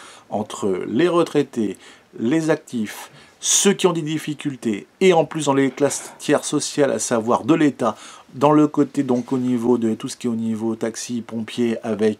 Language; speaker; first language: French; native; French